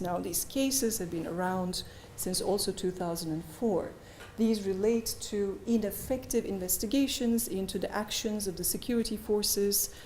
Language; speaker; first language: English; non-native, fluent; Turkish